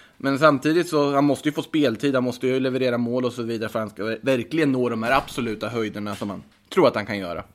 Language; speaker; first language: Swedish; native; Swedish